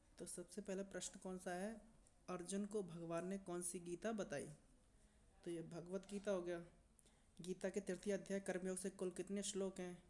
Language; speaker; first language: Hindi; native; Hindi